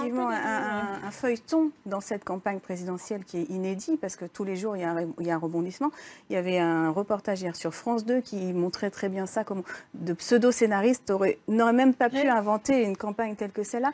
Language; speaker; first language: French; native; French